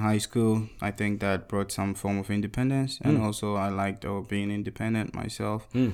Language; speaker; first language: English; non-native, local second language; Akan